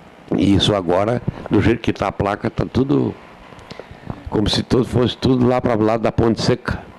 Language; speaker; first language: Portuguese; native; Portuguese